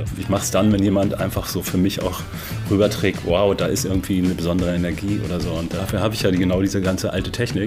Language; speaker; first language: German; native; German